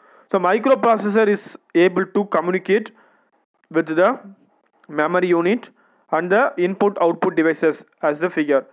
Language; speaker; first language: English; non-native, local second language; Tamil